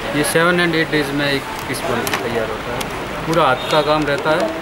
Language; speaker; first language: Hindi; native; Hindi